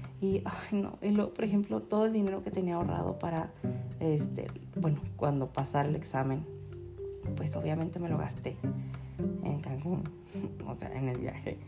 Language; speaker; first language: Spanish; native; Spanish